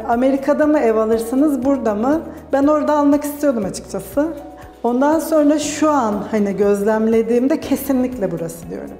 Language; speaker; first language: Turkish; native; Turkish